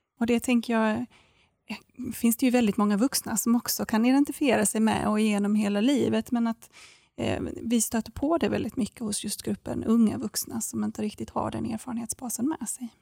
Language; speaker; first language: Swedish; native; Swedish